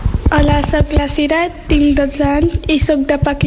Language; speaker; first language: Catalan; non-native, learner; Urdu